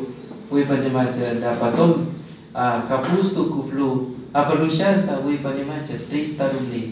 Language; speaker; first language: Russian; non-native, learner; Thai